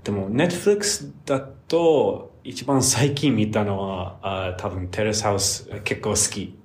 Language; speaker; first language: Japanese; non-native, fluent; English